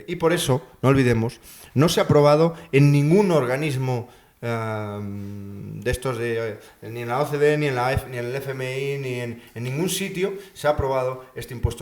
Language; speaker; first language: Spanish; native; Spanish